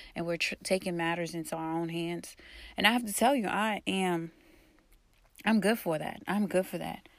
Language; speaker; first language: English; early bilingual, other home language; Haitian Creole